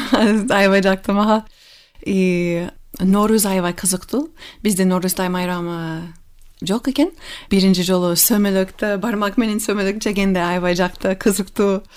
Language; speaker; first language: Kyrgyz; non-native, fluent; English